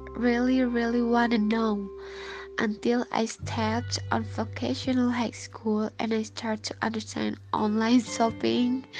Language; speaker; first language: English; non-native, fluent; Indonesian